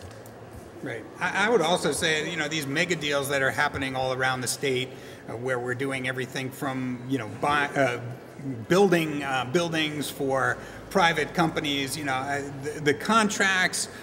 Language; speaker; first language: English; native; English